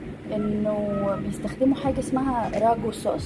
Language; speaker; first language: Arabic; native; Arabic